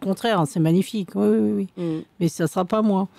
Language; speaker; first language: French; native; French